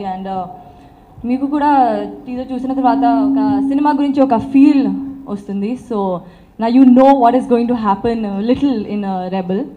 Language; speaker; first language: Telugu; non-native, learner; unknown